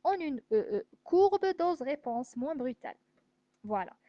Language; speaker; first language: French; non-native, local second language; Arabic